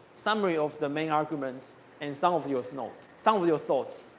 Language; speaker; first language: English; non-native, fluent; Chinese